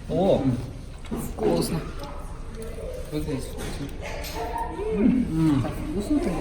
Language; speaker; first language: Russian; non-native, local second language; Kazakh